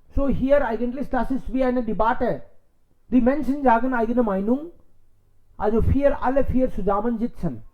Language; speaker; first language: German; non-native, fluent; Hindi